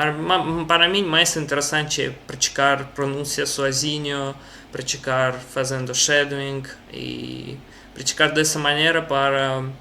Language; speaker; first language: Portuguese; non-native, learner; Russian